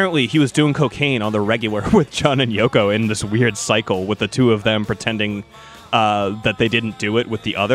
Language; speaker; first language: English; native; English